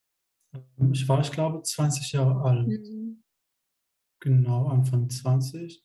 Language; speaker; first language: German; non-native, fluent; Arabic